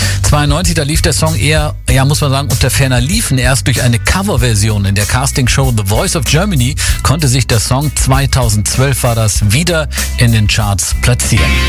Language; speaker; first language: German; native; German